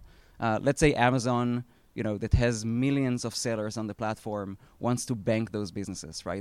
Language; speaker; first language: English; non-native, fluent; Hebrew